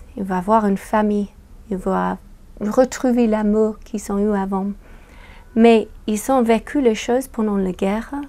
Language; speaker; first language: French; non-native, fluent; English